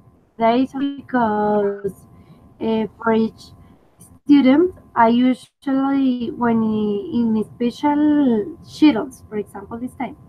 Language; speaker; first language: English; non-native, fluent; Spanish